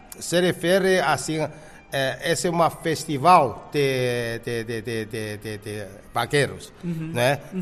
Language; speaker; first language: Portuguese; non-native, fluent; Chinese